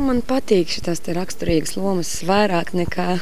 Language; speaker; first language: Latvian; non-native, local second language; Russian